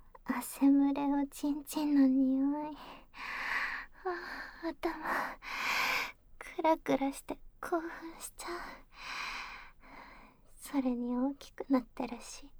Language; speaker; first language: Japanese; native; Japanese